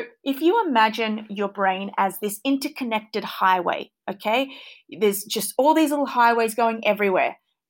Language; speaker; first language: English; native; English